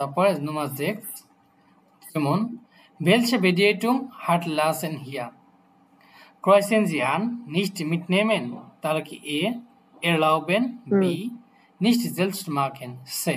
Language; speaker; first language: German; non-native, fluent; Bangla